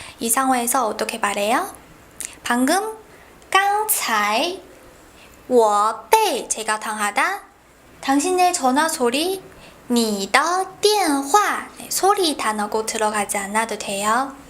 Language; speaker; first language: Korean; non-native, fluent; Chinese